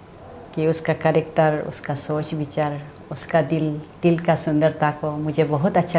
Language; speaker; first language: Hindi; non-native, local second language; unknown